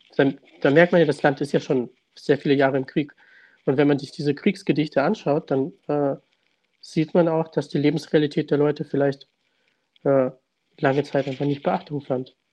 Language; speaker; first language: German; early bilingual, other home language; Russian